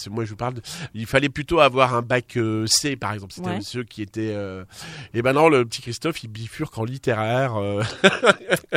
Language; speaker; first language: French; native; French